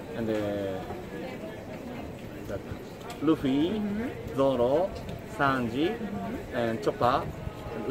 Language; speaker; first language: English; non-native, learner; Japanese